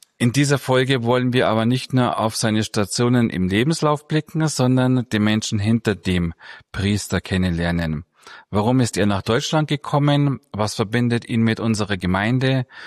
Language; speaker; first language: German; native; German